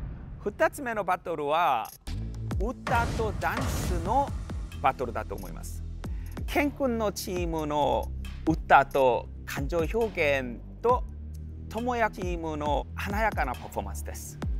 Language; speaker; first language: Japanese; non-native, learner; Korean